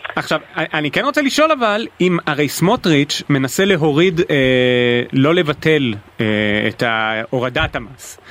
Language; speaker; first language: Hebrew; native; Hebrew